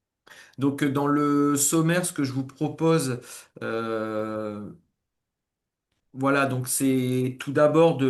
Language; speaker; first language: French; native; French